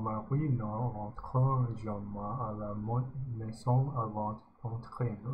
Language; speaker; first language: French; non-native, learner; English